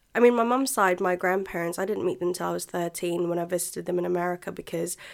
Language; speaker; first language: English; non-native, local second language; Filipino